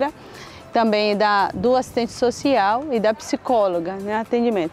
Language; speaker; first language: Portuguese; native; Portuguese